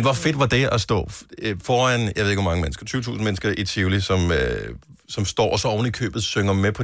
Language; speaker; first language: Danish; native; Danish